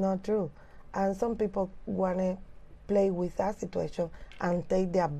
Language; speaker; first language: English; non-native, learner; Spanish